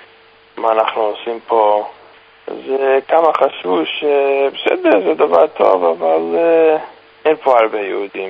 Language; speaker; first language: Hebrew; non-native, fluent; English